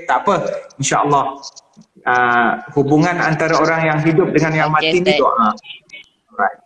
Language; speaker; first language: Malay; native; Malay